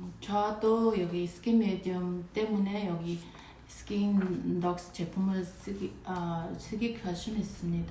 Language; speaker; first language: Korean; non-native, fluent; Mongolian